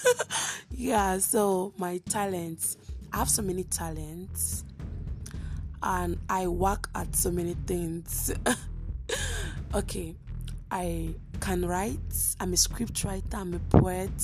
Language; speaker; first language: English; non-native, local second language; Igbo